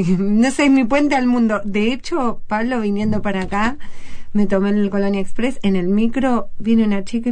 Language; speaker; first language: Spanish; native; Spanish